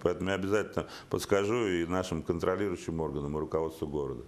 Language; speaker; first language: Russian; native; Russian